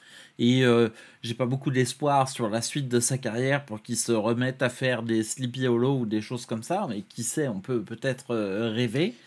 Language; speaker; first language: French; native; French